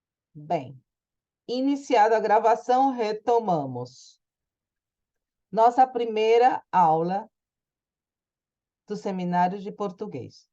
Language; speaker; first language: Portuguese; non-native, fluent; Spanish